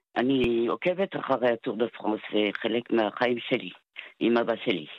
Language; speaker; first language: Hebrew; non-native, fluent; French